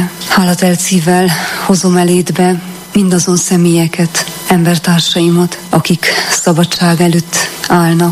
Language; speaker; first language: Hungarian; non-native, local second language; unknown